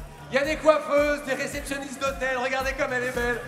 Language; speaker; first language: French; native; French